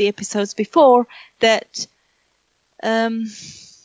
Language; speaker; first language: English; non-native, fluent; Turkish